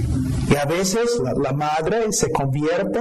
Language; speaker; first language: Spanish; non-native, fluent; English